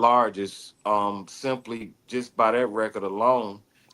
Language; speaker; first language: English; native; English